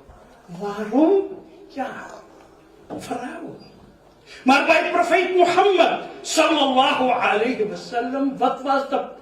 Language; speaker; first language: Dutch; non-native, fluent; Urdu